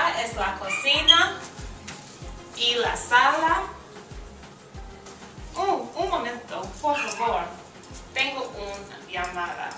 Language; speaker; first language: Spanish; non-native, learner; English